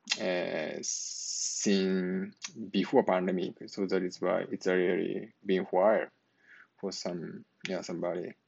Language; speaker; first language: English; non-native, learner; Japanese